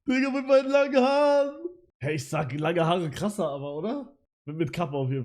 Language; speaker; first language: German; native; German